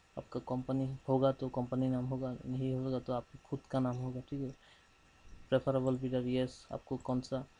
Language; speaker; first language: Hindi; non-native, local second language; Bangla